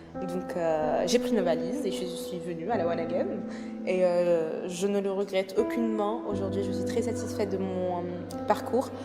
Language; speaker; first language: French; non-native, local second language; Arabic